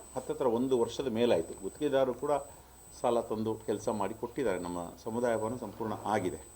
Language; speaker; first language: Kannada; non-native, local second language; Lambadi